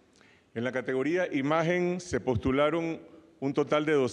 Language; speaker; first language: Spanish; native; Spanish